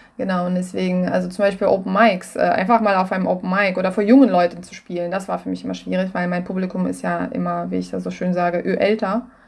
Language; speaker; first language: German; non-native, fluent; Russian